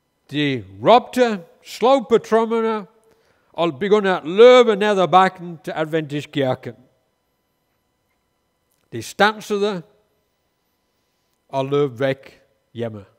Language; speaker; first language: Danish; non-native, fluent; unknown